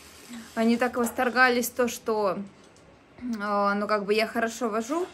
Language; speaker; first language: Russian; native; Russian